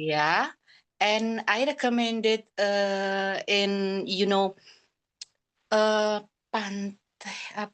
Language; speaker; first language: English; non-native, learner; Indonesian